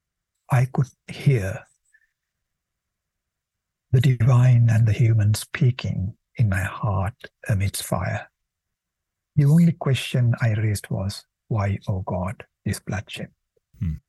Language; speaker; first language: English; non-native, local second language; Sinhala